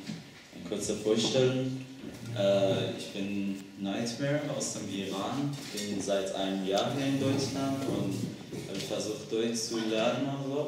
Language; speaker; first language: German; non-native, learner; Persian